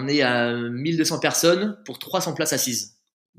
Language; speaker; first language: French; native; French